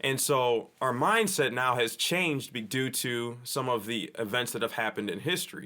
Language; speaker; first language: English; native; English